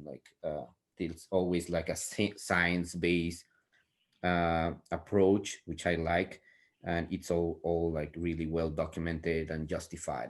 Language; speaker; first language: English; non-native, fluent; Spanish